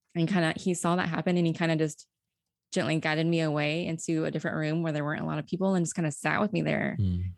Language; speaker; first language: English; native; English